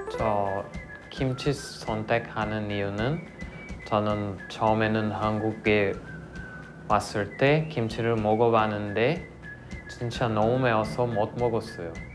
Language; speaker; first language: Korean; non-native, learner; Portuguese